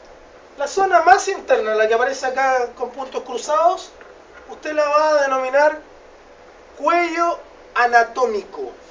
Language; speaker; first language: Spanish; native; Spanish